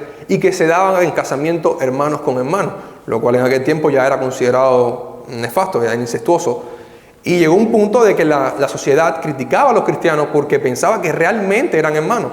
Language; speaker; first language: Spanish; native; Spanish